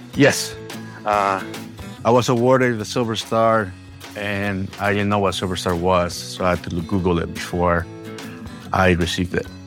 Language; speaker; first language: English; early bilingual, other home language; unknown